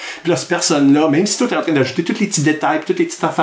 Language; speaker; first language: French; native; French